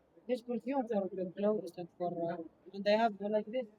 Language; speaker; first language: English; non-native, learner; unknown